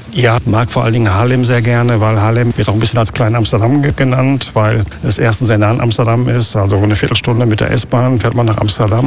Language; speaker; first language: German; native; German